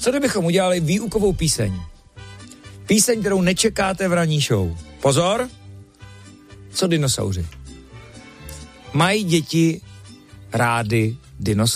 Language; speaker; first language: Czech; native; Czech